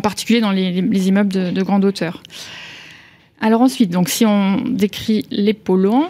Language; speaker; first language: French; native; French